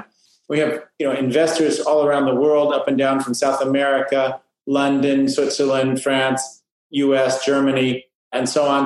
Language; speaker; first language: English; native; English